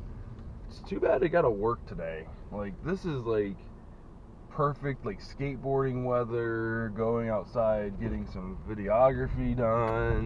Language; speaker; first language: English; native; English